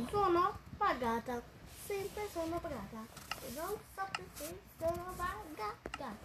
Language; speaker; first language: Italian; early bilingual, other home language; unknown